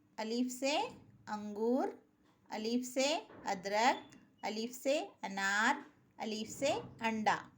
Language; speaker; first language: Urdu; native; Urdu